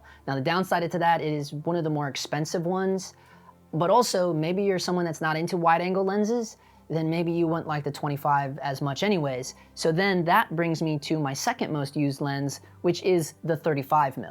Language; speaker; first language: English; native; English